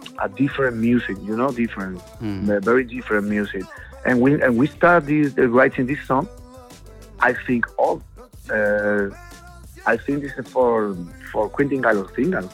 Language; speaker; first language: English; non-native, learner; Spanish